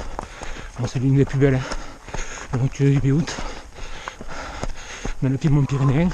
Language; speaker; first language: French; native; French